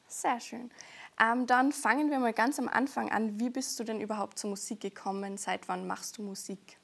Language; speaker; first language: German; native; German